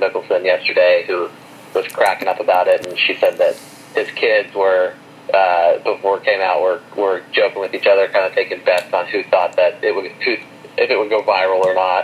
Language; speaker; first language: English; native; English